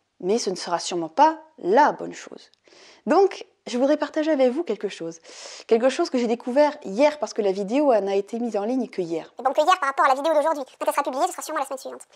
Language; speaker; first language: French; native; French